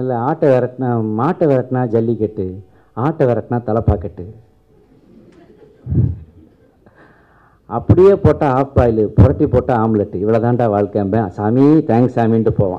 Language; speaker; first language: Tamil; native; Tamil